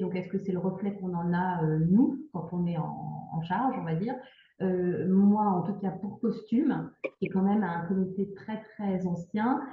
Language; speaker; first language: French; native; French